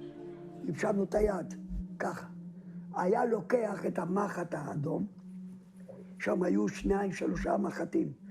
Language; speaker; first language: Hebrew; non-native, fluent; Ladino